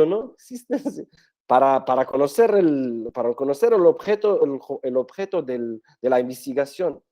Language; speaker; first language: Spanish; non-native, fluent; Arabic